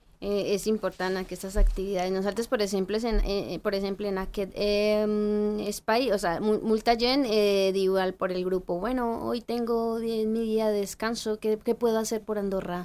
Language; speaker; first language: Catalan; non-native, learner; Spanish